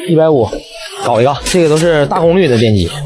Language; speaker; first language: Chinese; native; Chinese